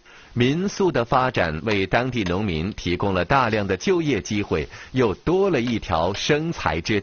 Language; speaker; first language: Chinese; native; Chinese